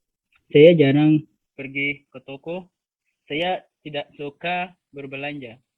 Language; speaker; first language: Indonesian; non-native, learner; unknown